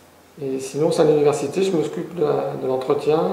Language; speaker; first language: French; native; French